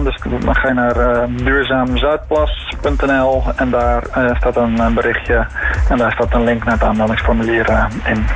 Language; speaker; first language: Dutch; native; Dutch